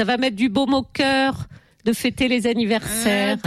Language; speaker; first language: French; native; French